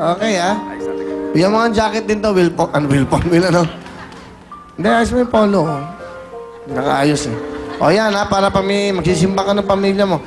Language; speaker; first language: Filipino; native; Filipino